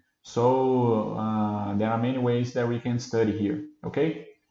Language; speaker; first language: English; non-native, fluent; Portuguese